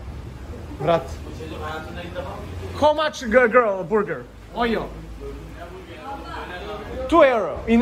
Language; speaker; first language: English; non-native, learner; Serbian